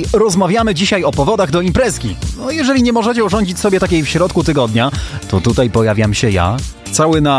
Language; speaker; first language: Polish; native; Polish